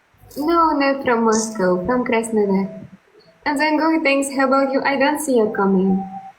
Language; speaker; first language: English; non-native, learner; Russian